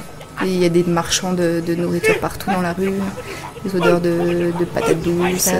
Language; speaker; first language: French; native; French